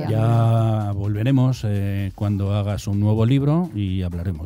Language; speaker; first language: Spanish; native; Spanish